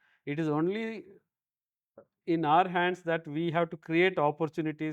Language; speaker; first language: English; non-native, local second language; Tamil